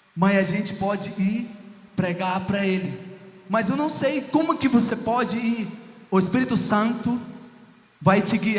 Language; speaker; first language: Portuguese; non-native, local second language; Ticuna